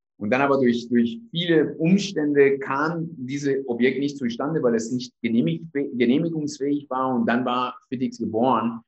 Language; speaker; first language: German; non-native, fluent; Persian